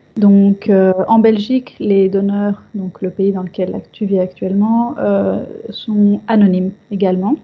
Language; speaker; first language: French; native; French